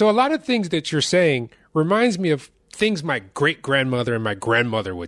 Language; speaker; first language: English; native; English